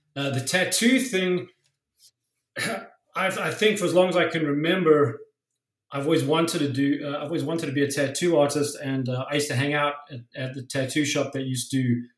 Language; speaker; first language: English; native; English